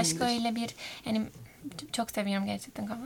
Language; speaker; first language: Turkish; non-native, fluent; Hungarian